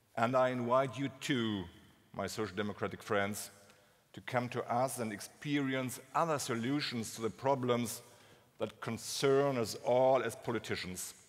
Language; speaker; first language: English; non-native, fluent; German